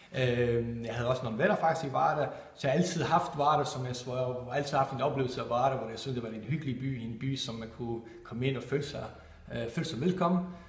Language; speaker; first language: Danish; non-native, fluent; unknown